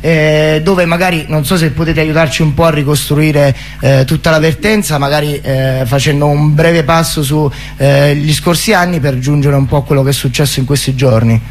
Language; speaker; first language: Italian; native; Italian